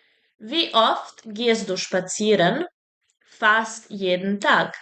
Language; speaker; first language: German; non-native, fluent; Serbian